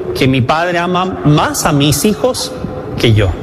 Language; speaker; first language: Spanish; native; Spanish